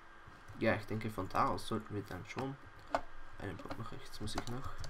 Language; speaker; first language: German; native; German